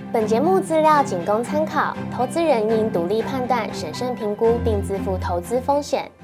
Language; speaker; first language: Chinese; native; Chinese